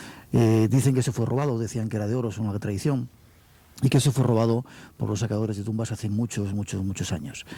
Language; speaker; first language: Spanish; native; Spanish